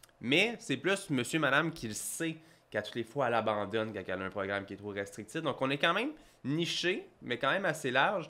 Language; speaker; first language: French; native; French